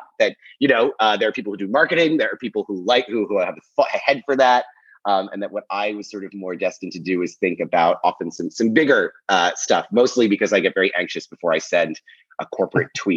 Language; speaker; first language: English; native; English